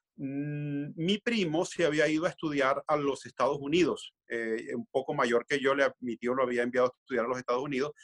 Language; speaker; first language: Spanish; native; Spanish